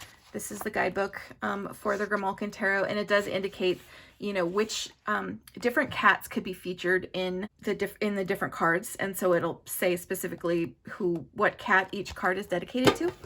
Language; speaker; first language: English; native; English